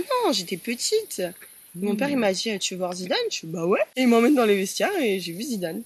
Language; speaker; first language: French; native; French